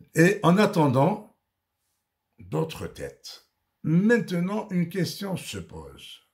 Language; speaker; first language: French; non-native, local second language; Arabic